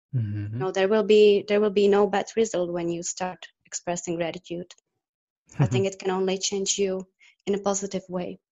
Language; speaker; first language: English; non-native, fluent; Czech